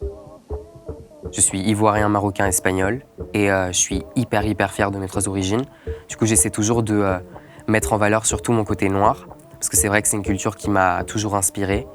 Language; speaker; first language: French; native; French